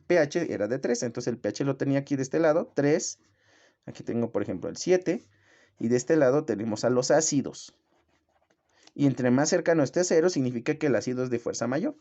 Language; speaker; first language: Spanish; native; Spanish